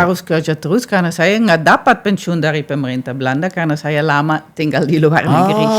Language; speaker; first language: Indonesian; non-native, fluent; Dutch